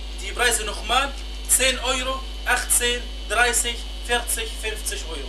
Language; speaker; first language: German; non-native, fluent; Arabic